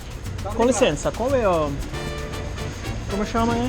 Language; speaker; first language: Portuguese; non-native, learner; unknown